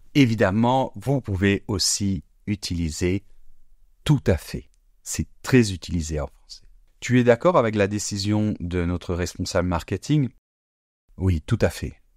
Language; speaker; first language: French; native; French